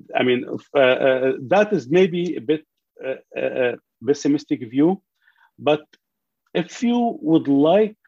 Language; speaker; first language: English; non-native, fluent; Arabic